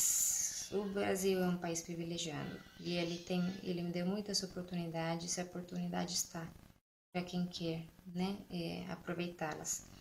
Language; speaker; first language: Portuguese; non-native, fluent; Spanish